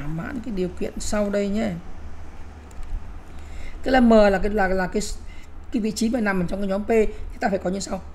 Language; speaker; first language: Vietnamese; native; Vietnamese